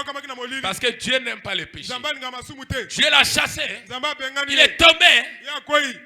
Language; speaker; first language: French; non-native, local second language; Lingala